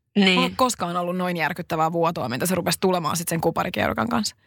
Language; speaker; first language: Finnish; native; Finnish